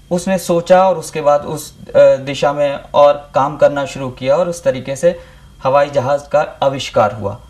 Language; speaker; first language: Hindi; native; Hindi